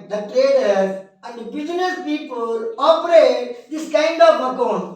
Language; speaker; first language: English; non-native, local second language; Telugu